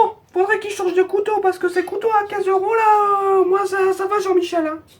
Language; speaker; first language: French; native; French